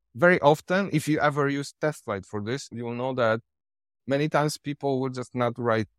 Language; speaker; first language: English; non-native, fluent; Polish